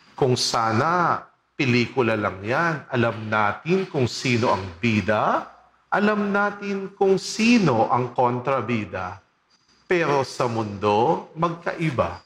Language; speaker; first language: Filipino; native; Filipino